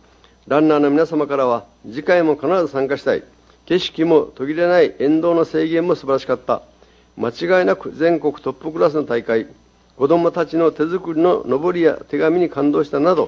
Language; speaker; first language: Japanese; native; Japanese